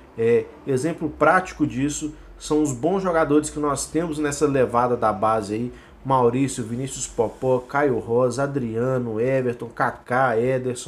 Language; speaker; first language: Portuguese; native; Portuguese